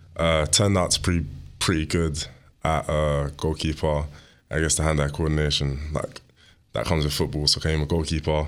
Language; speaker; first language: English; native; English